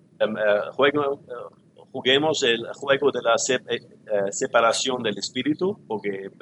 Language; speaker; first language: Spanish; non-native, learner; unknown